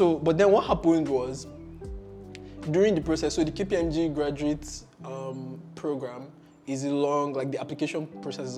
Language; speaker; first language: English; non-native, local second language; Igbo